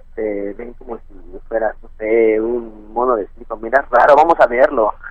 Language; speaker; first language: Spanish; non-native, local second language; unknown